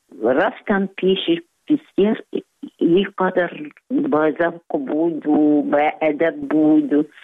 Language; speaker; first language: Persian; non-native, fluent; Arabic